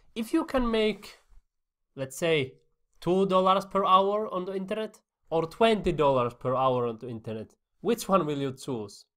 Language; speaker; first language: English; non-native, fluent; Finnish